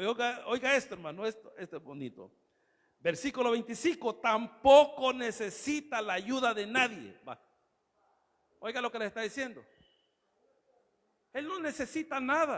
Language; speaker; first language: Spanish; native; Spanish